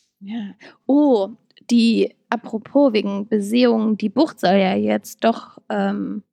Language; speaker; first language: German; native; German